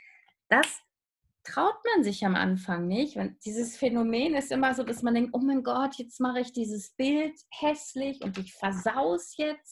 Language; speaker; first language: German; native; German